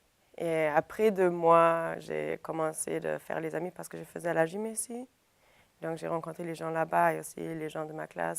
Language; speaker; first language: French; non-native, fluent; German